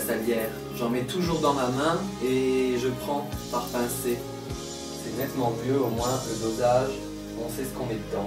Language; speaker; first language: French; native; French